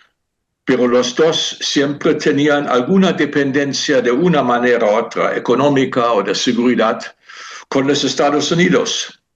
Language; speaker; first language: Spanish; non-native, fluent; German